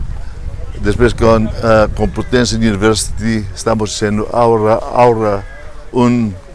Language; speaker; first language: Spanish; non-native, learner; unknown